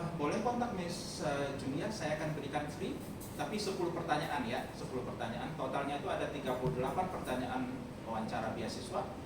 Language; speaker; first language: Indonesian; non-native, local second language; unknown